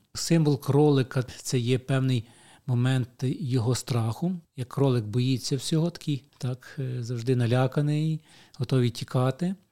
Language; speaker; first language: Ukrainian; native; Ukrainian